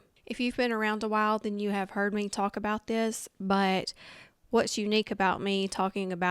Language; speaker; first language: English; native; English